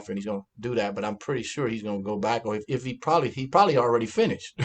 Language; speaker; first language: English; native; English